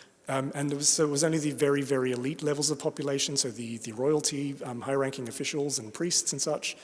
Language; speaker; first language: English; native; English